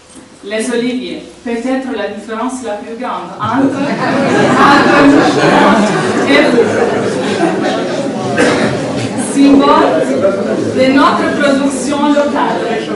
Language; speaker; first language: French; non-native, fluent; Italian